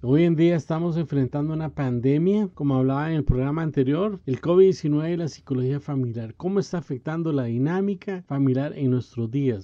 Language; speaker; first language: Spanish; native; Spanish